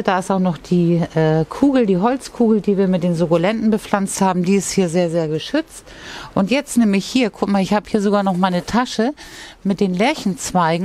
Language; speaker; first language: German; native; German